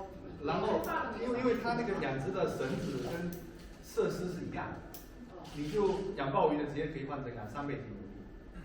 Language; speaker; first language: Chinese; native; Chinese